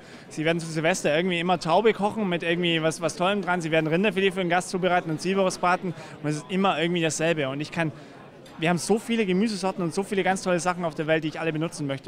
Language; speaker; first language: German; native; German